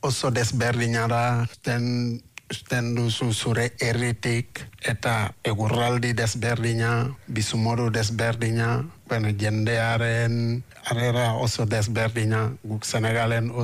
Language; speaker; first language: Basque; non-native, fluent; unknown